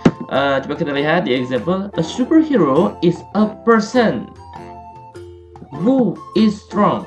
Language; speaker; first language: English; non-native, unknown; Indonesian